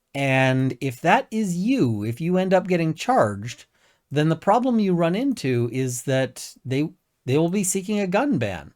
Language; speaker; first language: English; native; English